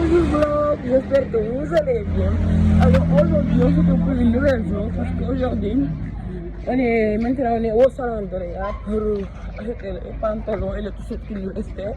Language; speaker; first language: French; non-native, fluent; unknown